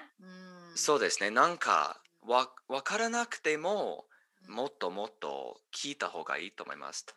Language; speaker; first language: Japanese; non-native, learner; English